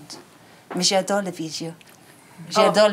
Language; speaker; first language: French; non-native, learner; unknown